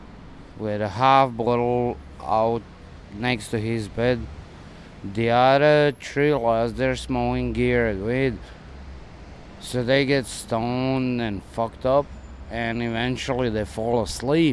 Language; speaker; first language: English; non-native, fluent; Croatian